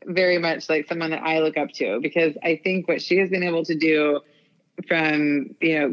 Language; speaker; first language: English; native; English